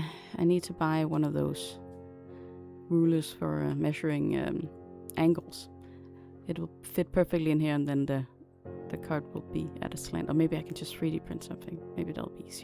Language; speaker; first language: English; non-native, fluent; Danish